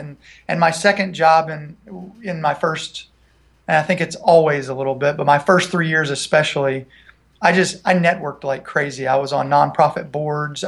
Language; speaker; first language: English; native; English